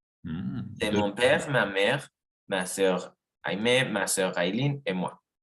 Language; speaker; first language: French; non-native, learner; Spanish